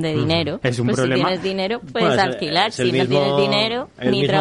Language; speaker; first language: Spanish; native; Spanish